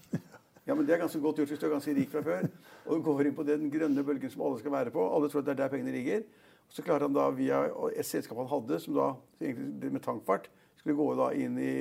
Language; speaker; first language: Norwegian; native; Norwegian